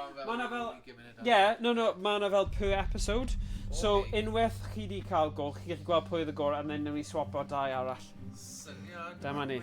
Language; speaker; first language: Welsh; native; Welsh